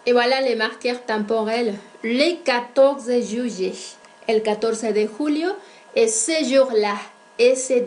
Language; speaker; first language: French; non-native, fluent; Spanish